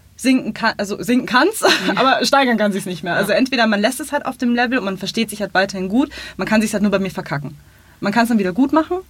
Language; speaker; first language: German; native; German